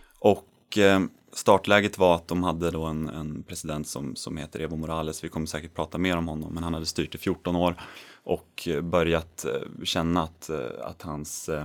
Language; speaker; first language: Swedish; native; Swedish